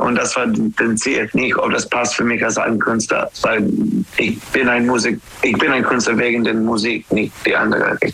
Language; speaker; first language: German; non-native, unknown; English